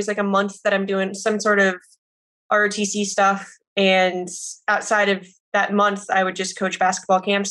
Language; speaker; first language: English; native; English